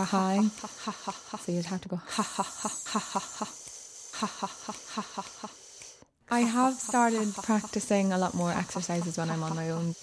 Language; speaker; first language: English; native; English